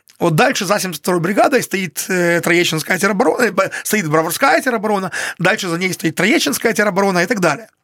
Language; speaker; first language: Russian; native; Russian